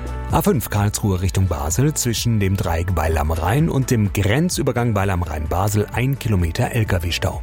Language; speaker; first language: German; native; German